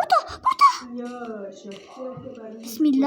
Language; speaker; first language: Turkish; native; Turkish